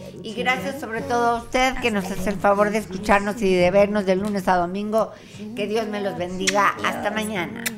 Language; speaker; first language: Spanish; native; Spanish